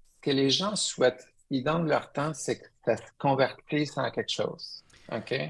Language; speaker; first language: French; early bilingual, other home language; Spanish